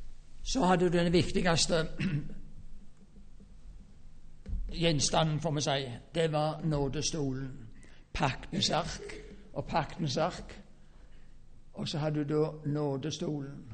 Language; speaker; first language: Norwegian; native; Norwegian